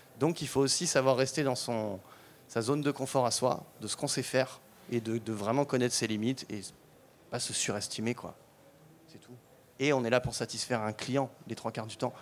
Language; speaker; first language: French; native; French